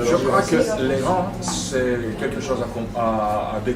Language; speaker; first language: French; non-native, fluent; Russian